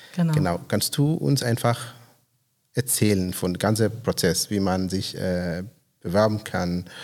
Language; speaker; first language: German; non-native, fluent; Swahili